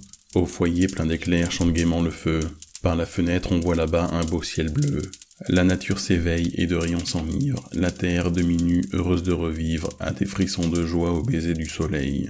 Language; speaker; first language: French; native; French